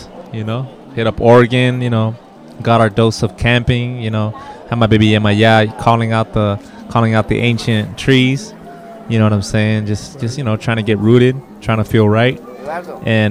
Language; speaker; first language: English; native; English